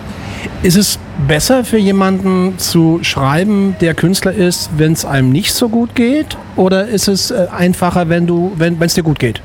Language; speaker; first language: German; native; German